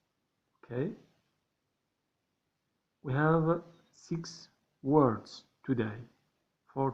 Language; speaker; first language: English; non-native, learner; Arabic